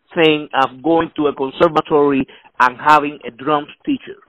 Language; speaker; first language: English; non-native, fluent; Spanish